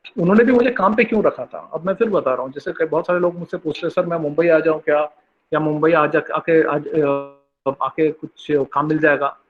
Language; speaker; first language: Hindi; non-native, local second language; Bangla